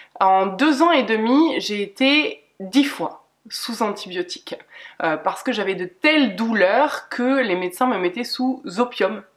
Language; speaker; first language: French; native; French